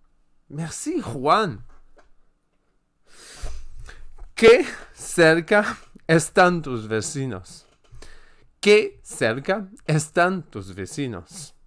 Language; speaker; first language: Spanish; non-native, learner; French